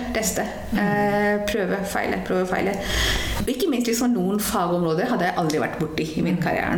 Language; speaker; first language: Norwegian; non-native, fluent; Hindi